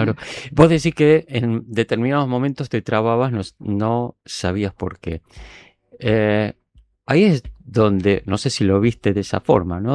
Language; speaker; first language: Spanish; native; Spanish